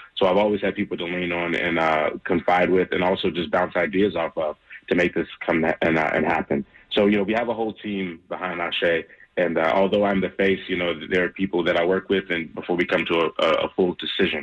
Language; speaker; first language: English; native; English